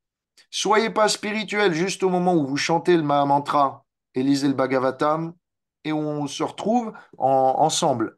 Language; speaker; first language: French; native; French